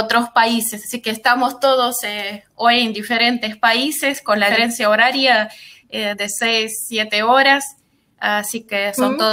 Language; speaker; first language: Spanish; non-native, fluent; Russian